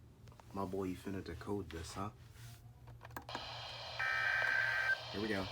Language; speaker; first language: English; native; English